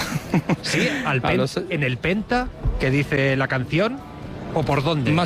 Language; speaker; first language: Spanish; native; Spanish